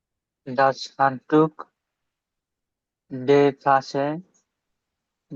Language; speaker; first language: German; non-native, learner; Bangla